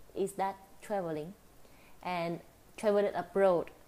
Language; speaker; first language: English; non-native, fluent; Vietnamese